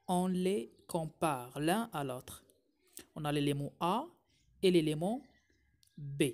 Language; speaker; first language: French; non-native, local second language; Arabic